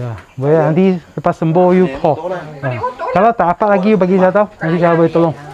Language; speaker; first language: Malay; non-native, local second language; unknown